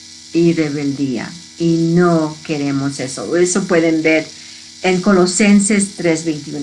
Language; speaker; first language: Spanish; early bilingual, heritage; Spanish